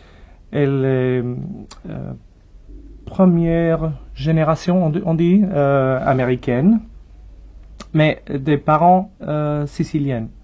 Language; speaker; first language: French; non-native, fluent; English